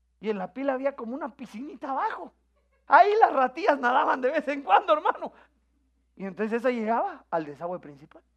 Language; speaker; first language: Spanish; native; Spanish